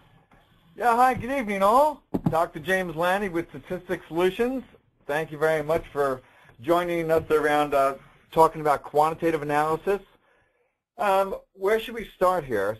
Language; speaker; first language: English; native; English